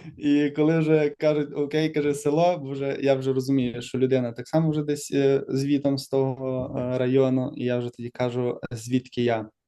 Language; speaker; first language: Ukrainian; native; Ukrainian